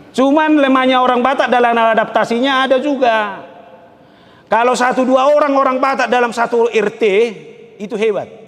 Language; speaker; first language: Indonesian; non-native, local second language; Batak Toba